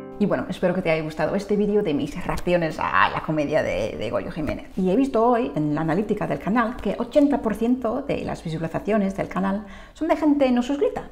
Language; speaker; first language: Spanish; non-native, fluent; English